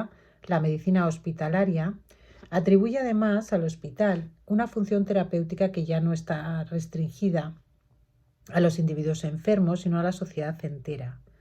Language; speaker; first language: Spanish; native; Spanish